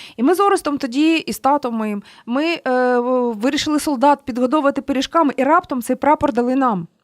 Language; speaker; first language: Ukrainian; native; Ukrainian